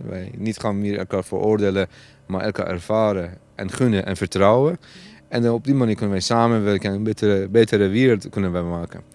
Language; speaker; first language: Dutch; non-native, fluent; Persian